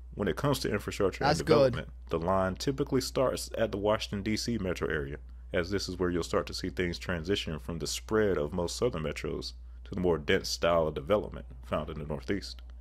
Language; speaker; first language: English; native; English